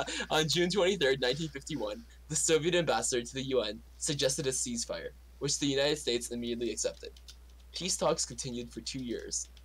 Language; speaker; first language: English; early bilingual, other home language; Russian